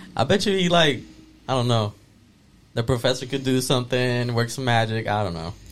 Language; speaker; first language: English; early bilingual, other home language; Spanish